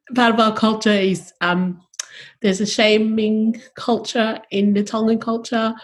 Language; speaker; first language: English; early bilingual, other home language; Tongan